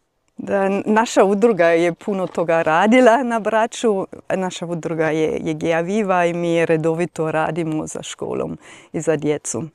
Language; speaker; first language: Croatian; non-native, fluent; German